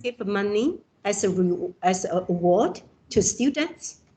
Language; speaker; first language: English; non-native, fluent; Chinese